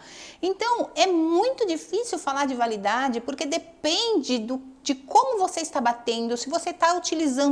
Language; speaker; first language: Portuguese; native; Portuguese